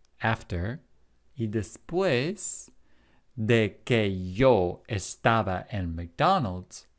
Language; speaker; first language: Spanish; non-native, fluent; English